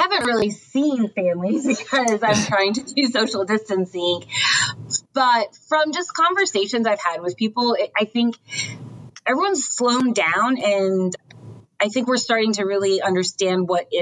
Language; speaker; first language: English; early bilingual, other home language; French